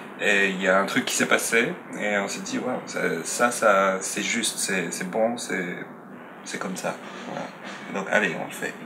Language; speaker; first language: French; non-native, local second language; Arabic